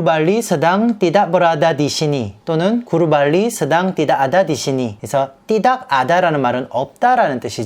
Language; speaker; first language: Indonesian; non-native, fluent; Korean